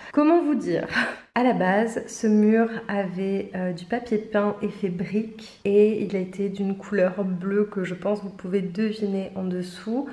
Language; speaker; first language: French; native; French